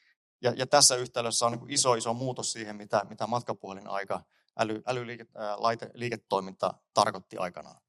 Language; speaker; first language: Finnish; native; Finnish